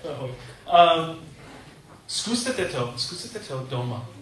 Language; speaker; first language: Czech; non-native, learner; English